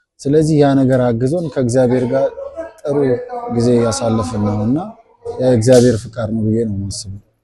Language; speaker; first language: Amharic; non-native, local second language; Sidamo